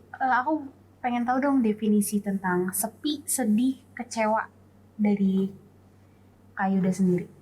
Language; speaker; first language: Indonesian; native; Indonesian